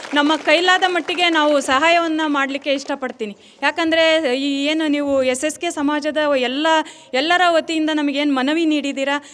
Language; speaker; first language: Kannada; native; Kannada